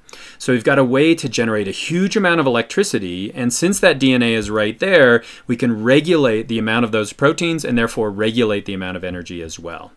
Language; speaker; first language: English; native; English